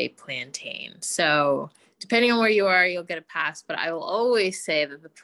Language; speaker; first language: English; native; English